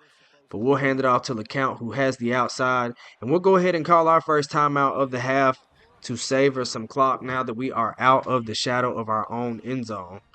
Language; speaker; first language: English; native; English